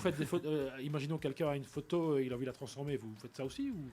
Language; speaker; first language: French; native; French